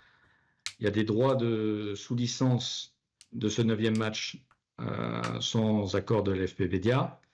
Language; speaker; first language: French; native; French